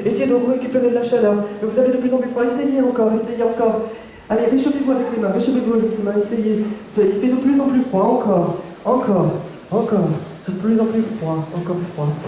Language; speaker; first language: French; native; French